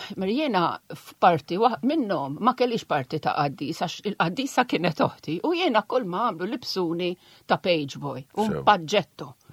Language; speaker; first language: Maltese; non-native, local second language; Italian